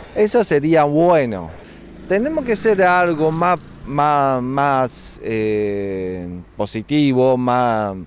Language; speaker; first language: Spanish; non-native, fluent; Chinese